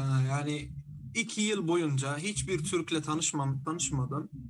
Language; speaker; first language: Turkish; non-native, fluent; Arabic